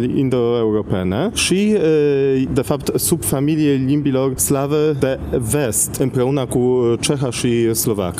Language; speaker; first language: Romanian; non-native, fluent; Polish